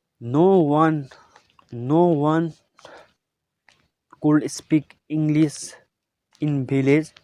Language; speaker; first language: English; non-native, local second language; Nepali